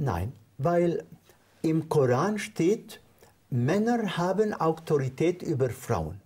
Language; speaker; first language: German; non-native, fluent; Arabic